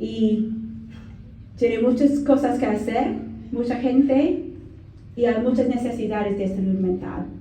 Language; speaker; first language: Spanish; non-native, learner; English